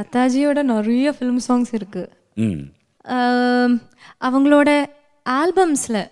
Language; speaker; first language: Tamil; non-native, local second language; Malayalam